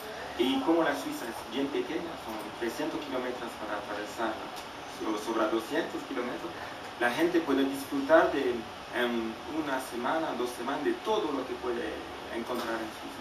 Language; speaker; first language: Spanish; non-native, fluent; French